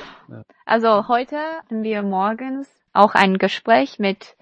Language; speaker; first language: German; non-native, fluent; Chinese